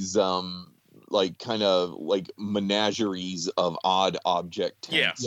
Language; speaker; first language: English; native; English